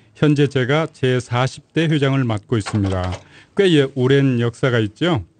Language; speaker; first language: Korean; native; Korean